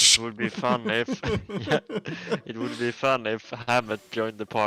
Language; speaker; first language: English; non-native, fluent; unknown